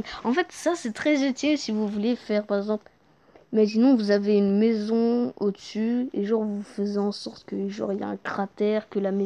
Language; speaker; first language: French; native; French